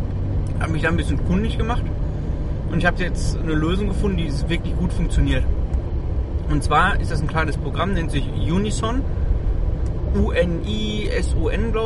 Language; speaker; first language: German; native; German